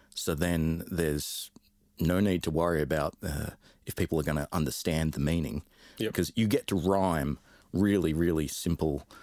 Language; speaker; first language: English; native; English